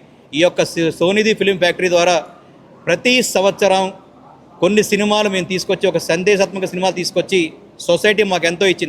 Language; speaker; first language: Telugu; native; Telugu